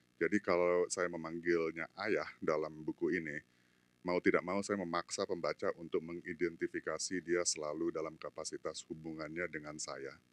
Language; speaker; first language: Indonesian; native; Indonesian